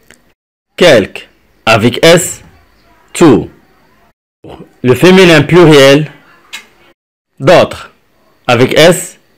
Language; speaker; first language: French; non-native, local second language; Arabic